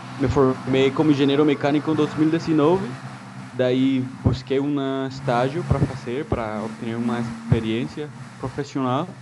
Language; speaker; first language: Portuguese; non-native, fluent; Spanish